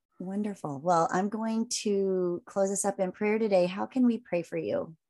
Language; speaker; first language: English; native; English